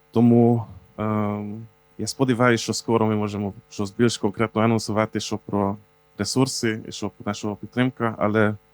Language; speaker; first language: Ukrainian; non-native, fluent; Hungarian